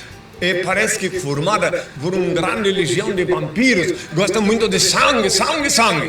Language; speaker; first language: Portuguese; native; Portuguese